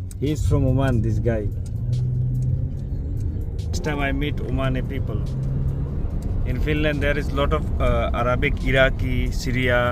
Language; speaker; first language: English; non-native, learner; Bangla